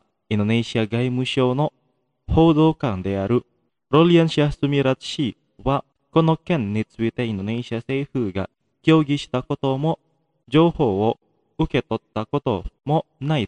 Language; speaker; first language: Japanese; non-native, fluent; Indonesian